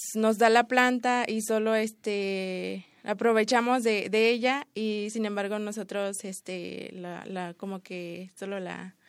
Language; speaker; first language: Spanish; native; Spanish